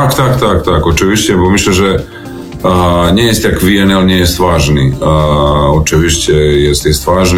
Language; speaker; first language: Polish; non-native, fluent; Serbian